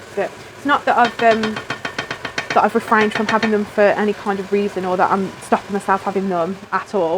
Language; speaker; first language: English; native; English